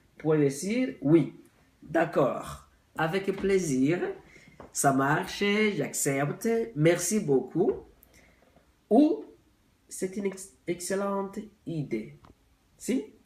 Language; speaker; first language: French; non-native, local second language; Rundi